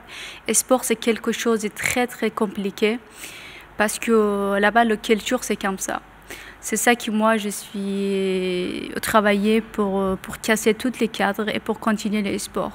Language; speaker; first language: French; non-native, learner; Persian